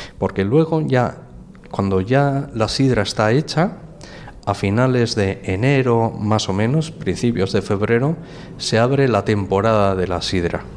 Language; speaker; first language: Spanish; native; Spanish